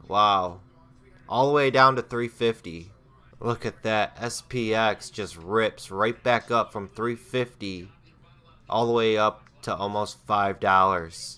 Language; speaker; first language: English; native; English